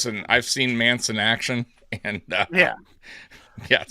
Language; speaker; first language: English; native; English